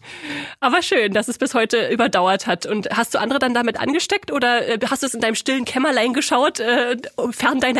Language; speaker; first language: German; native; German